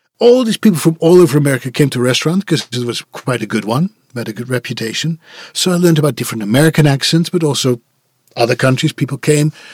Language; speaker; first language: English; non-native, fluent; Dutch